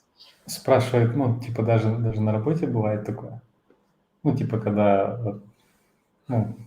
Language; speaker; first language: Russian; native; Russian